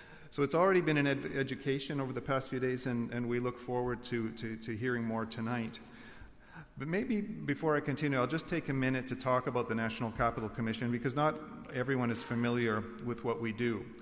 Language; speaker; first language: English; native; English